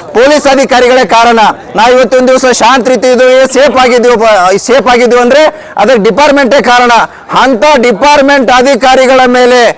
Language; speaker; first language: Kannada; non-native, local second language; Lambadi